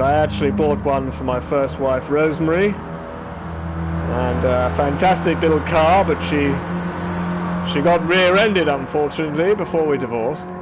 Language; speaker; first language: English; native; English